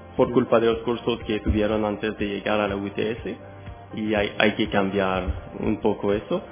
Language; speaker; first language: Spanish; non-native, fluent; French